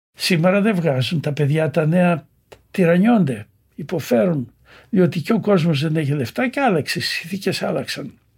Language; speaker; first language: Greek; native; Greek